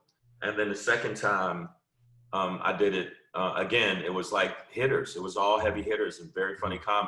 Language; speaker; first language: English; native; English